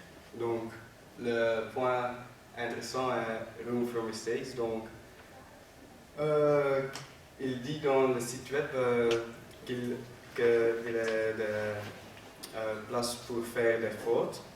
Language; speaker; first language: French; non-native, learner; Dutch